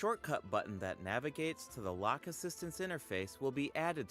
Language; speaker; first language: English; native; English